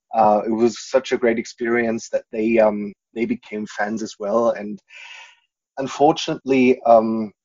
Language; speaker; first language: English; non-native, fluent; German